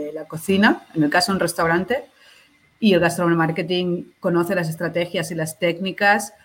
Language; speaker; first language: Spanish; native; Spanish